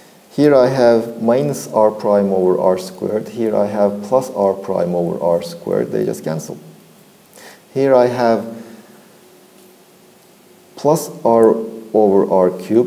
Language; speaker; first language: English; non-native, fluent; Turkish